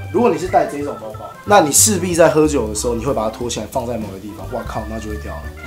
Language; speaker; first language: Chinese; native; Chinese